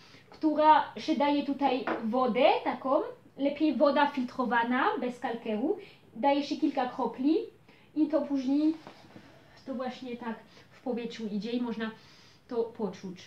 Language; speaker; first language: Polish; early bilingual, heritage; Polish